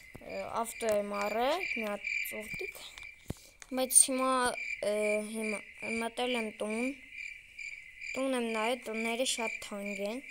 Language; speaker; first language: Armenian; early bilingual, heritage; Armenian